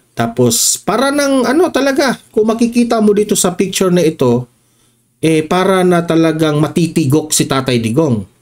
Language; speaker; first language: Filipino; non-native, local second language; Cebuano